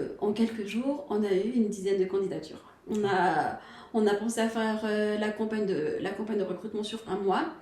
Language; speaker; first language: French; non-native, local second language; Malagasy